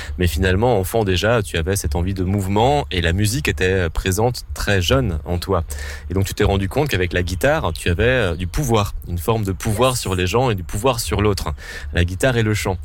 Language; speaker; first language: French; native; French